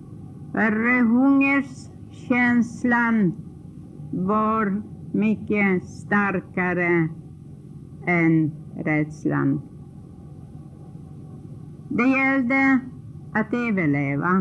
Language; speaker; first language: Swedish; non-native, fluent; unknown